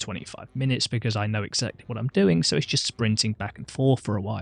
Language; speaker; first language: English; native; English